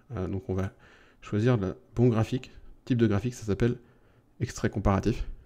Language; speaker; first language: French; native; French